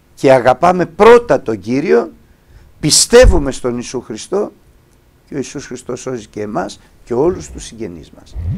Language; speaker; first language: Greek; native; Greek